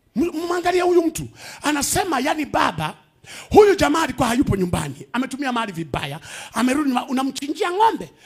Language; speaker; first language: Swahili; native; Swahili